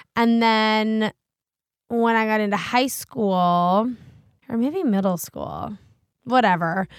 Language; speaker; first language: English; native; English